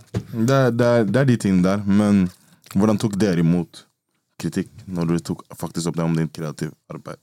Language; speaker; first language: Norwegian; early bilingual, other home language; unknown